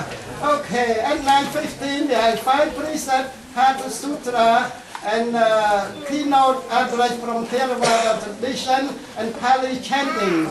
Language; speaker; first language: English; non-native, fluent; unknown